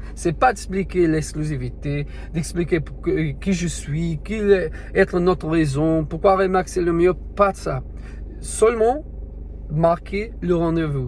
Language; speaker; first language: French; non-native, learner; Portuguese